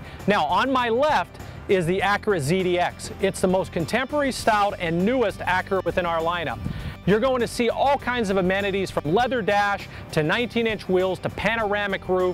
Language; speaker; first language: English; native; English